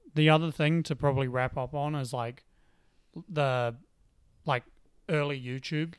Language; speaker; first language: English; native; English